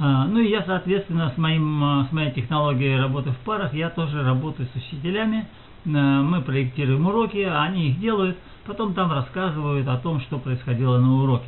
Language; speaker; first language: Russian; native; Russian